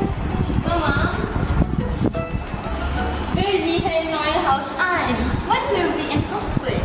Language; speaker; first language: German; non-native, learner; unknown